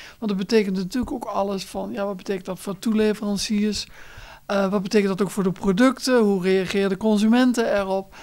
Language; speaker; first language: Dutch; native; Dutch